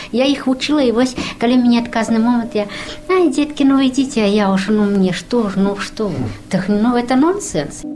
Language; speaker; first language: Belarusian; native; Belarusian